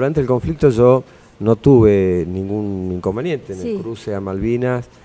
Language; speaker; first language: Spanish; native; Spanish